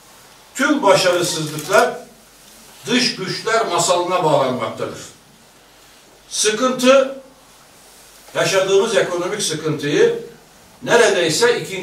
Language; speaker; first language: Turkish; native; Turkish